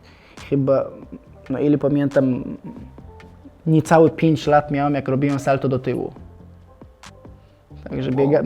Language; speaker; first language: Polish; non-native, fluent; Chechen